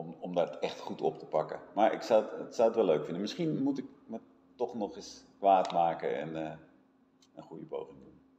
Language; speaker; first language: Dutch; native; Dutch